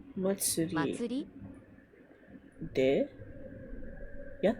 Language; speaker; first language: Japanese; non-native, learner; English